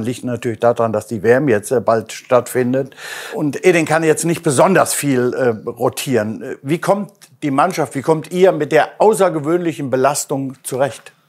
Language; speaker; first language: German; native; German